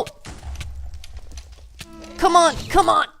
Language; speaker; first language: English; native; English